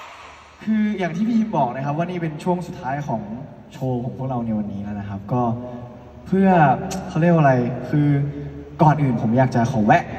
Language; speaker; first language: Thai; native; Thai